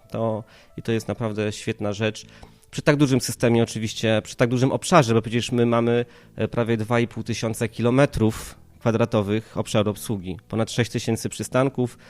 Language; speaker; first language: Polish; native; Polish